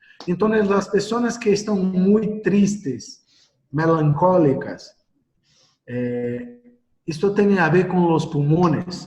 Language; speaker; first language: Spanish; non-native, learner; Portuguese